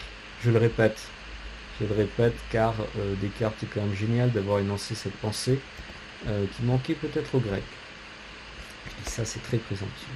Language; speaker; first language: French; native; French